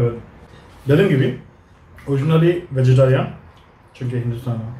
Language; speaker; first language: Turkish; non-native, learner; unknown